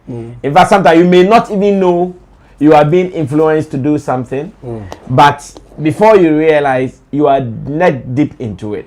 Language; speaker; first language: English; non-native, local second language; Akan